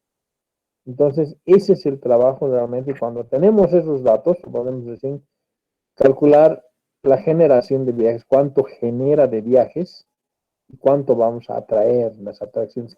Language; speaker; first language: Spanish; native; Spanish